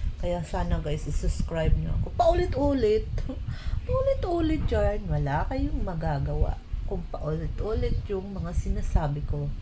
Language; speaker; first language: Filipino; non-native, local second language; Cebuano